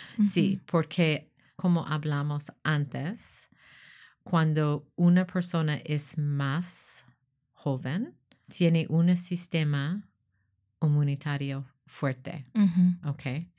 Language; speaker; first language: Spanish; non-native, learner; English